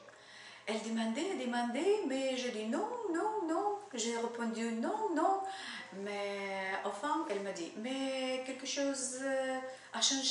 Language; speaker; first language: French; non-native, learner; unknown